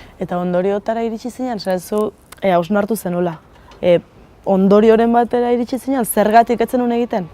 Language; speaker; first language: Basque; native; Basque